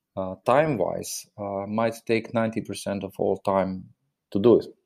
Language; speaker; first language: English; non-native, fluent; Slovenian